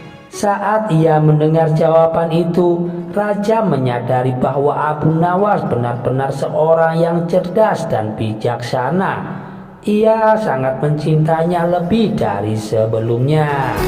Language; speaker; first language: Indonesian; native; Indonesian